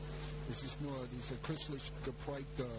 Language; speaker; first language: German; non-native, fluent; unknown